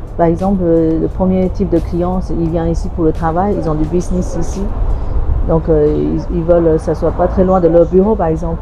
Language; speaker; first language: French; non-native, fluent; Chinese